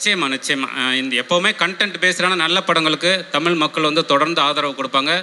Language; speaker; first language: Tamil; native; Tamil